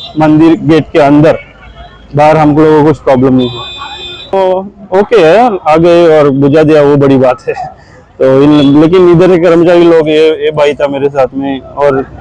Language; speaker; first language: Hindi; non-native, local second language; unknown